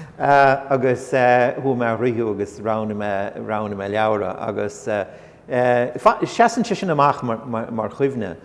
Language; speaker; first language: Irish; non-native, local second language; English